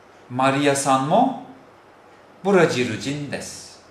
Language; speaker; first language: Japanese; non-native, fluent; Turkish